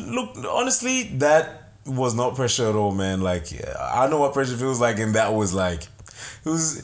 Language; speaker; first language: English; non-native, local second language; Shona